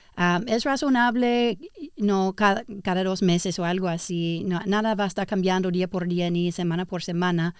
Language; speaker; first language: Spanish; early bilingual, heritage; English